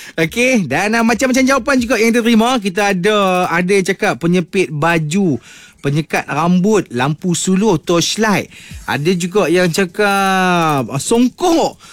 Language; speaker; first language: Malay; native; Malay